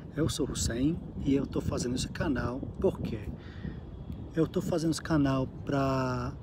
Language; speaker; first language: Portuguese; non-native, learner; English